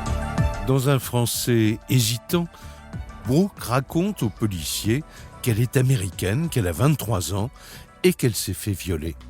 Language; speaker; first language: French; native; French